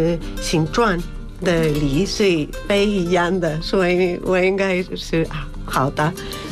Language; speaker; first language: Chinese; non-native, learner; Spanish